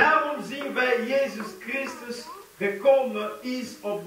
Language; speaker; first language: Dutch; non-native, fluent; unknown